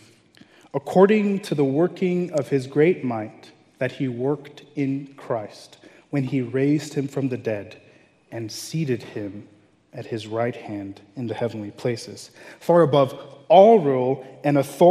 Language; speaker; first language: English; non-native, local second language; Yoruba